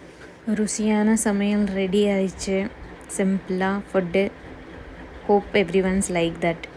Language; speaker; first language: Tamil; non-native, learner; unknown